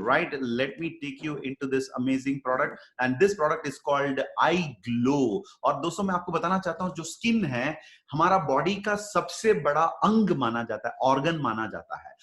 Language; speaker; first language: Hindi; non-native, local second language; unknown